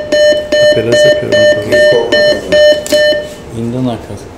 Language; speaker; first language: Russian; non-native, local second language; Tajik